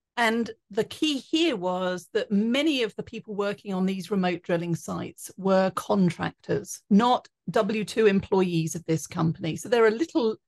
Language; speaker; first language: English; native; English